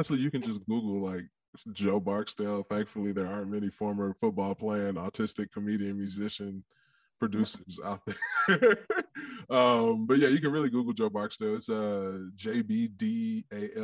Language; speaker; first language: English; native; English